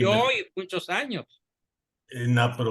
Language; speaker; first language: Spanish; native; Spanish